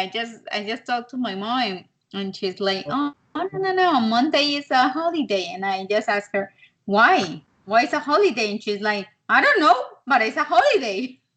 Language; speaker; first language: English; non-native, learner; Spanish